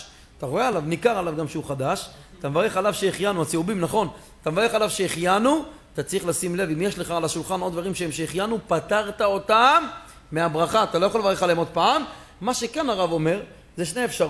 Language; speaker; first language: Hebrew; native; Hebrew